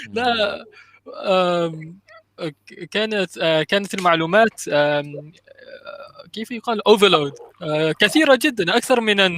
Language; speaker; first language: Arabic; non-native, learner; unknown